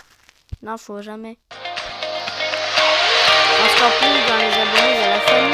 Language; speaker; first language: French; native; French